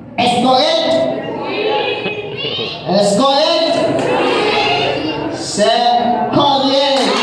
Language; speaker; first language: French; non-native, local second language; Haitian Creole